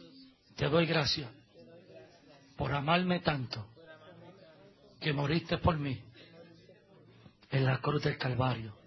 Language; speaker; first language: Spanish; native; Spanish